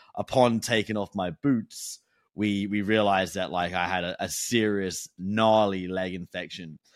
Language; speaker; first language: English; native; English